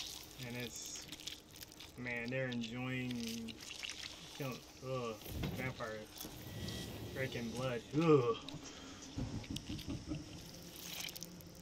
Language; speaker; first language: English; native; English